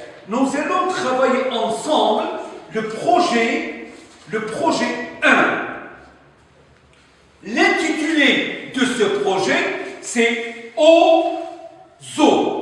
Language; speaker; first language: French; non-native, local second language; Arabic